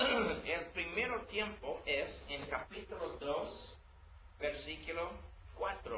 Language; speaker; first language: Spanish; non-native, learner; English